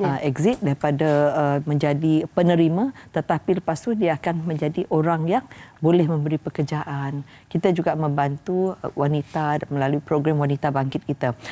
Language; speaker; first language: Malay; native; Malay